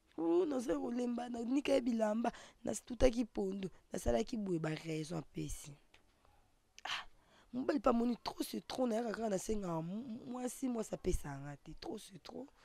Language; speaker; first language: Lingala; non-native, local second language; Swahili